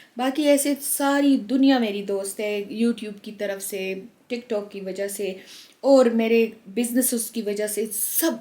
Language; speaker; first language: Urdu; non-native, local second language; Pashto